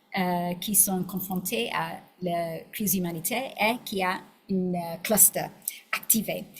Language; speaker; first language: French; non-native, learner; English